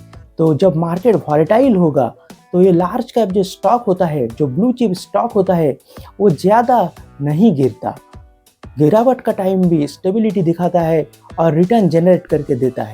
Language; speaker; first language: Hindi; non-native, local second language; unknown